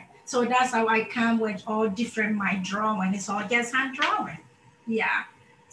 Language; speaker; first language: English; non-native, local second language; Akan